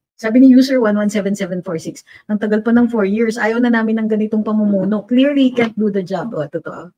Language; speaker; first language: Filipino; native; Filipino